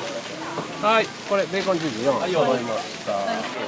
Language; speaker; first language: Japanese; native; Japanese